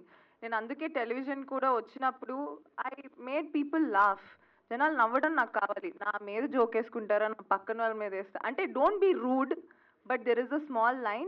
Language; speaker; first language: Telugu; native; Telugu